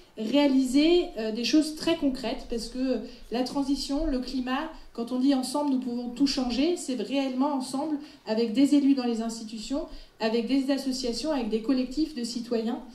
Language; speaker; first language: French; non-native, fluent; Dutch